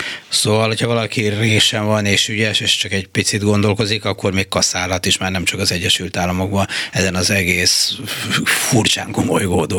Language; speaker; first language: Hungarian; native; Hungarian